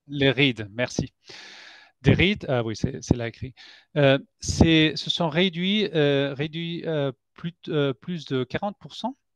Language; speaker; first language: French; non-native, fluent; Spanish